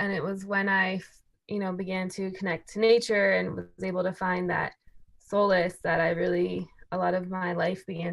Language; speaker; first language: English; native; English